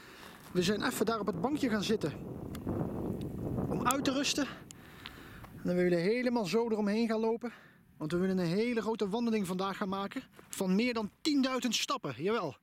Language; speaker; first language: Dutch; native; Dutch